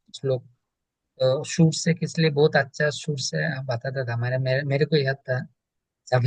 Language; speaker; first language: Hindi; non-native, learner; Bangla